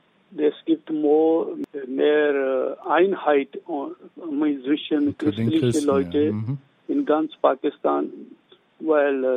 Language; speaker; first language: German; non-native, learner; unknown